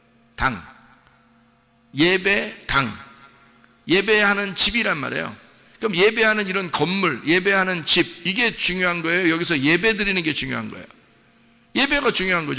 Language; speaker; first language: Korean; native; Korean